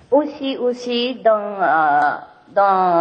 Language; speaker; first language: French; non-native, learner; Vietnamese